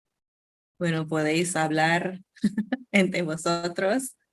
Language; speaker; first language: Spanish; non-native, fluent; Indonesian